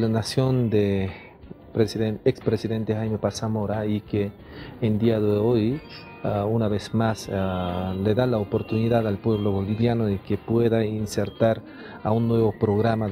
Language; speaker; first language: Spanish; non-native, fluent; Korean